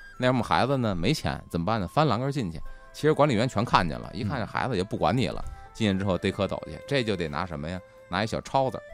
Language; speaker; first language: Chinese; native; Chinese